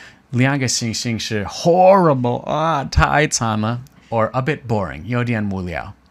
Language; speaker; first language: Chinese; non-native, fluent; English